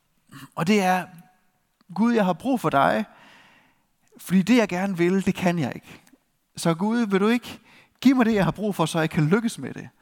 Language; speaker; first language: Danish; native; Danish